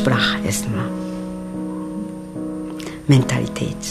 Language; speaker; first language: German; non-native, learner; Japanese